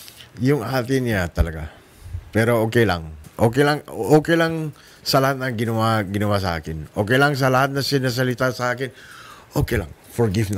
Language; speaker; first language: Filipino; non-native, learner; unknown